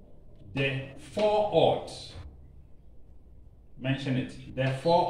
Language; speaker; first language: German; non-native, learner; Akan